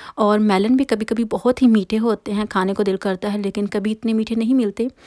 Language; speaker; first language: Urdu; non-native, local second language; Punjabi